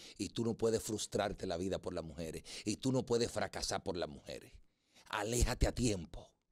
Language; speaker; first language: Spanish; native; Spanish